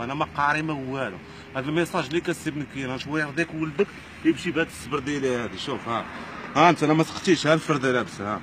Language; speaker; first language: Arabic; native; Arabic